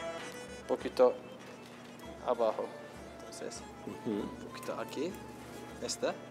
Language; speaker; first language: Spanish; non-native, learner; Turkish